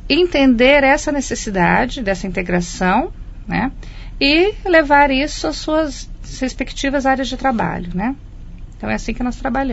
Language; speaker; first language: Portuguese; native; Portuguese